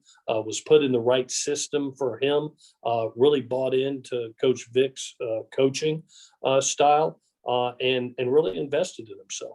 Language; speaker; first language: English; native; English